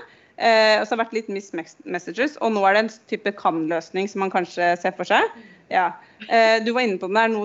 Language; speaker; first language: Norwegian; native; Norwegian